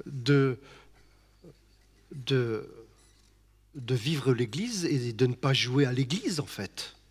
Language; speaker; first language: French; native; French